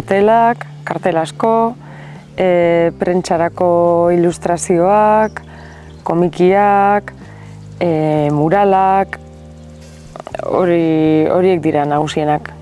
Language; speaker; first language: Basque; non-native, local second language; Spanish